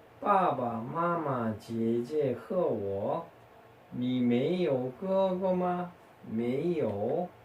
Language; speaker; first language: Chinese; non-native, fluent; Korean